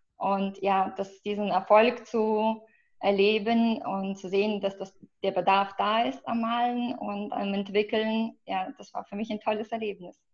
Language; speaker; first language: German; non-native, fluent; Russian